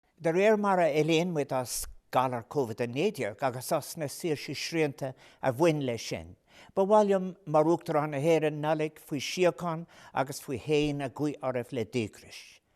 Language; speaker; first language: Irish; non-native, local second language; English